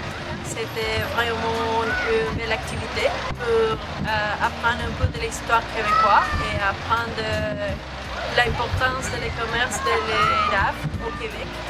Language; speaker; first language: French; non-native, fluent; Spanish